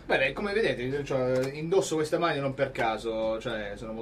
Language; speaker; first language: Italian; non-native, fluent; English